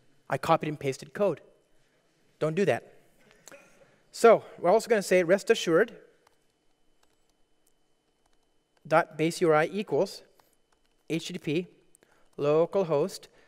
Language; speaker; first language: English; native; English